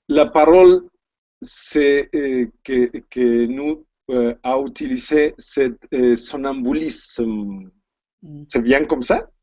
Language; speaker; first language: French; non-native, learner; Spanish